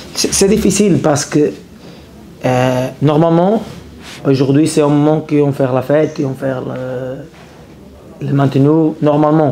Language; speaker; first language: French; non-native, learner; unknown